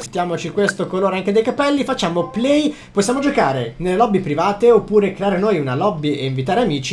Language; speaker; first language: Italian; native; Italian